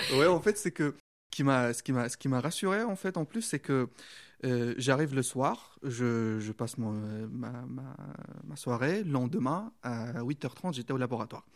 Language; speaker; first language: French; non-native, local second language; Arabic